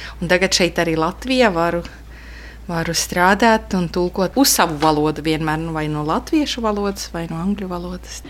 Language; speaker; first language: Latvian; non-native, fluent; Estonian